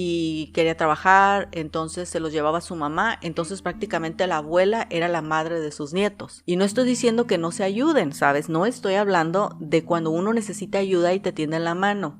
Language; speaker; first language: Spanish; native; Spanish